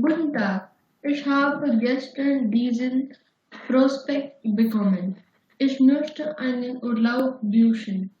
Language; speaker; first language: German; non-native, learner; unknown